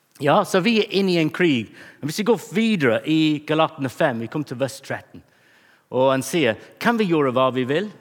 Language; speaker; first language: Norwegian; non-native, fluent; English